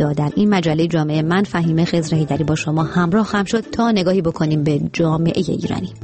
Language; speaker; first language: Persian; native; Persian